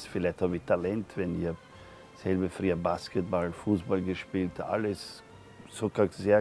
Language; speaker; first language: German; non-native, fluent; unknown